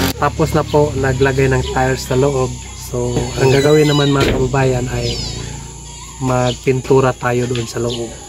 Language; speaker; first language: Filipino; non-native, local second language; Cebuano